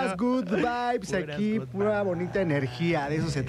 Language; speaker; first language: Spanish; native; Spanish